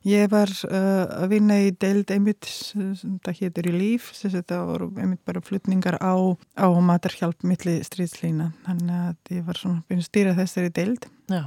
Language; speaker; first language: Icelandic; non-native, fluent; Croatian